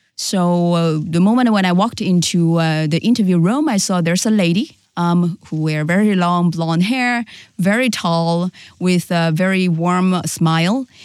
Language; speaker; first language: English; non-native, fluent; Chinese